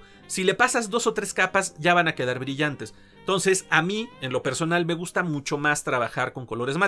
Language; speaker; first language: Spanish; native; Spanish